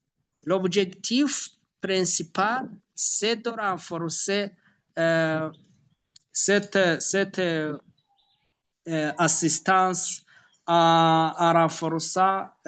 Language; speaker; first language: French; non-native, local second language; Rundi